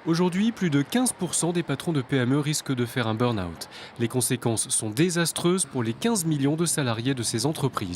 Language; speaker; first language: French; native; French